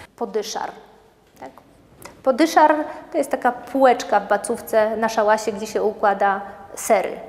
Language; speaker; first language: Polish; native; Polish